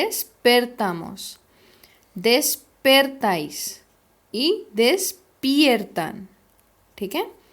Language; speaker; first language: Spanish; non-native, fluent; Hindi